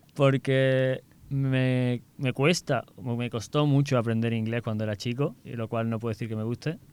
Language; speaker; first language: Spanish; native; Spanish